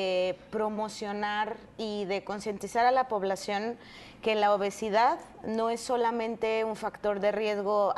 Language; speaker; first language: Spanish; native; Spanish